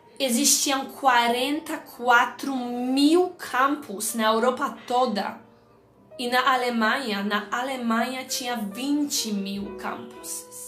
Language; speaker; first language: Portuguese; non-native, fluent; Polish